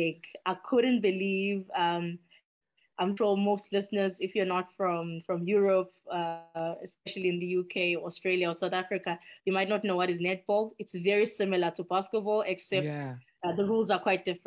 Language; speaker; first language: English; non-native, local second language; Xhosa